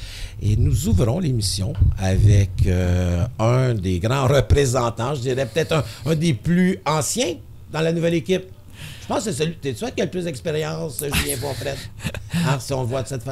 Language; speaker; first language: French; native; French